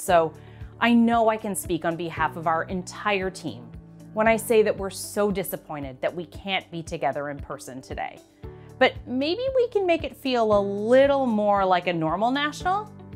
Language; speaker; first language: English; native; English